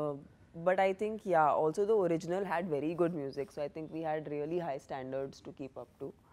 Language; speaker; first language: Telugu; non-native, fluent; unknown